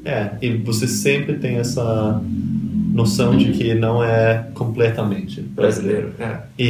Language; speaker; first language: Portuguese; early bilingual, other home language; Danish